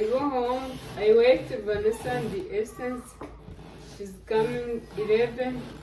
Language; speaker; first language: English; non-native, learner; Kinyarwanda